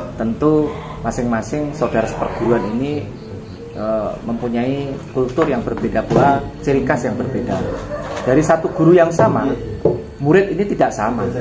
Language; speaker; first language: Indonesian; non-native, local second language; Sundanese